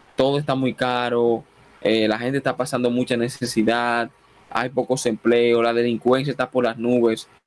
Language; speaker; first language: Spanish; native; Spanish